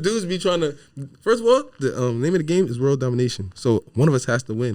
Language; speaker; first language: English; native; English